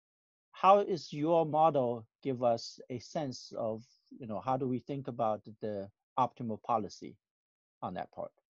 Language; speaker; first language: English; non-native, fluent; Chinese